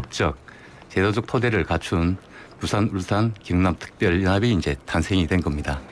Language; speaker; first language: Korean; native; Korean